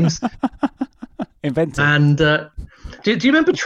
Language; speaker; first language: English; native; English